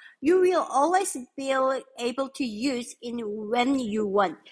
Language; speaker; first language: English; non-native, fluent; Korean